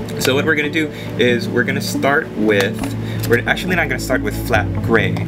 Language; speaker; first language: English; native; English